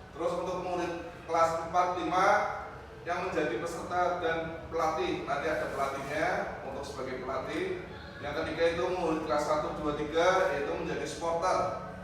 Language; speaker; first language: Indonesian; native; Indonesian